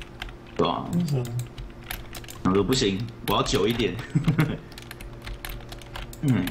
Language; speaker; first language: Chinese; native; Chinese